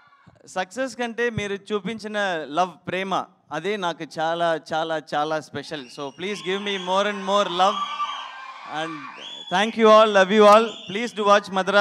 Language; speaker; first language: Telugu; non-native, learner; Tamil